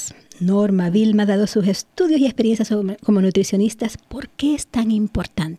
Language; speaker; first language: Spanish; native; Spanish